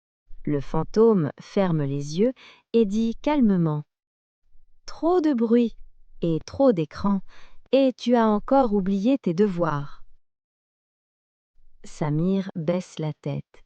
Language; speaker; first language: French; non-native, local second language; Arabic